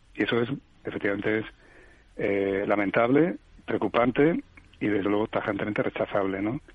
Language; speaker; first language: Spanish; native; Spanish